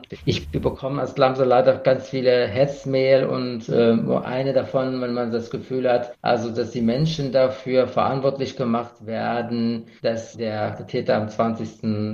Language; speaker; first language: German; non-native, fluent; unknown